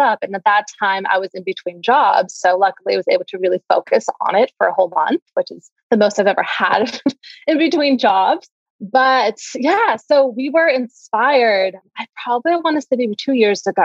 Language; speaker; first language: English; native; English